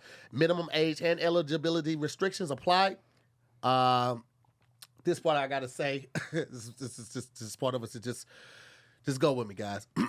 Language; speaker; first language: English; native; English